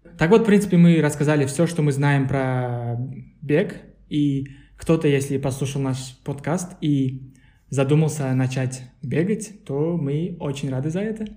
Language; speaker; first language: Russian; non-native, local second language; Uzbek